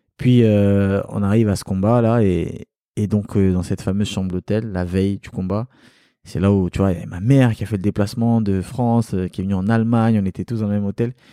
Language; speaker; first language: French; early bilingual, other home language; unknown